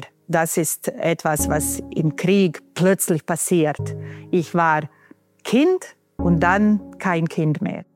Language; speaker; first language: German; non-native, fluent; Bosnian